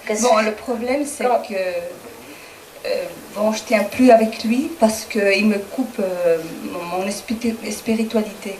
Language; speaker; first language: French; non-native, learner; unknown